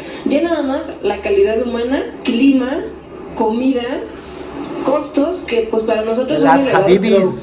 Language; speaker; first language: Spanish; native; Spanish